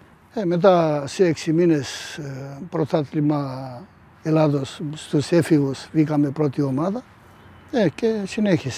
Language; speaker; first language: Greek; early bilingual, heritage; Greek